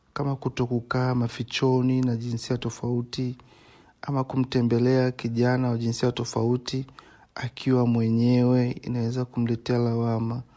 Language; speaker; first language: Swahili; native; Swahili